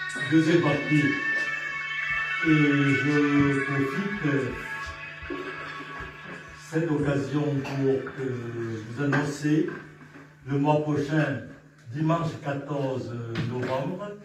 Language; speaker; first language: French; non-native, fluent; Vietnamese